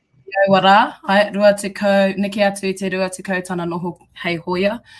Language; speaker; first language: Māori; non-native, local second language; English